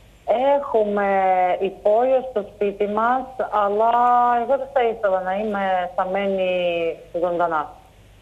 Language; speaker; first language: Greek; non-native, fluent; Russian